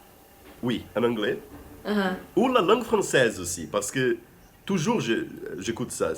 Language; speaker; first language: French; non-native, fluent; Portuguese